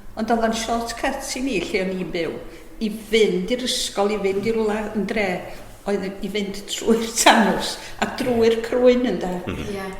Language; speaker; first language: Welsh; native; Welsh